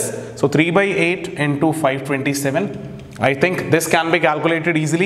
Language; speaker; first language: English; non-native, local second language; Hindi